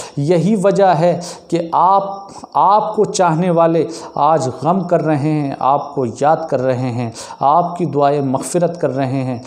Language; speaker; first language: Urdu; native; Urdu